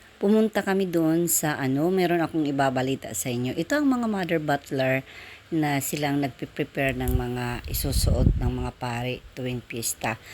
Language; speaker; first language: Filipino; non-native, local second language; Waray